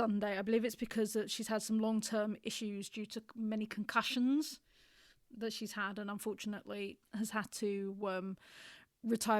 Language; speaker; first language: English; native; English